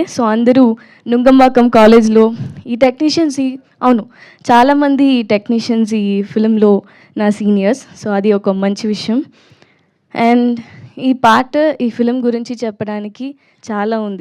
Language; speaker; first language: Telugu; non-native, learner; Tamil